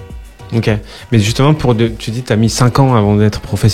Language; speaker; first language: French; native; French